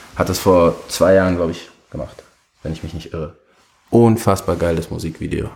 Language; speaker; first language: German; early bilingual, other home language; Arabic